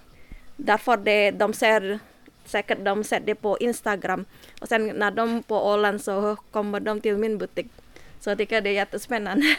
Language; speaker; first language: Swedish; non-native, learner; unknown